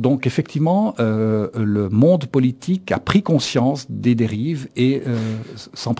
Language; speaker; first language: French; native; French